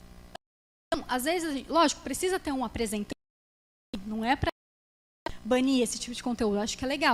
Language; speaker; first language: Portuguese; native; Portuguese